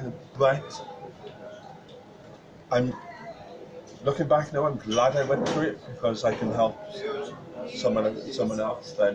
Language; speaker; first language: English; native; English